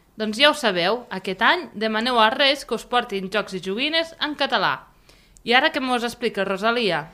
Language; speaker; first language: Catalan; native; Catalan